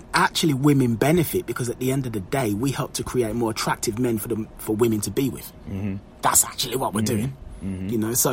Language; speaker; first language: English; native; English